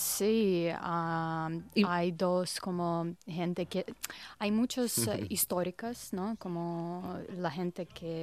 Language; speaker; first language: Spanish; non-native, learner; Russian